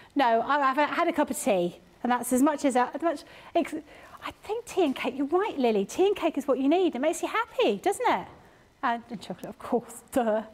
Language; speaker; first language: English; native; English